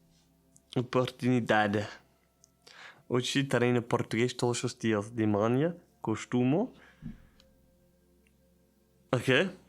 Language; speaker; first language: Portuguese; non-native, learner; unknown